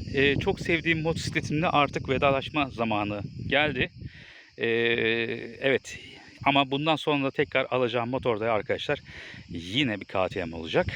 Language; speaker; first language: Turkish; native; Turkish